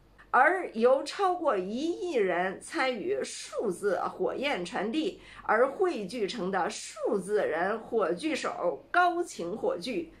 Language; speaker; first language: Chinese; native; Chinese